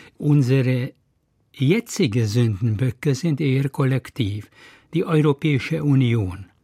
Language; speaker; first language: German; non-native, fluent; Hungarian